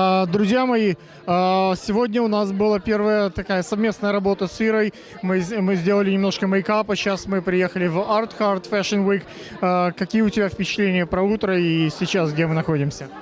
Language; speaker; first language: Russian; native; Russian